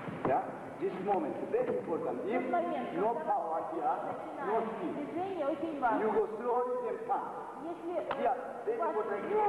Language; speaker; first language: English; non-native, learner; Japanese